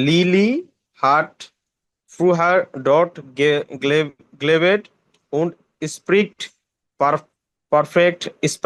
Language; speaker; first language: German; non-native, learner; Bangla